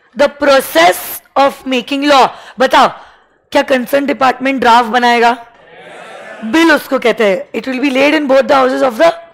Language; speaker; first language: Hindi; native; Hindi